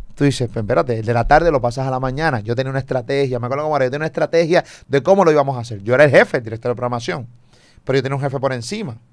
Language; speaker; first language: Spanish; native; Spanish